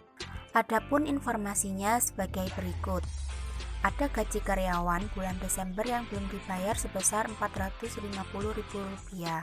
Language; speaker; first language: Indonesian; native; Indonesian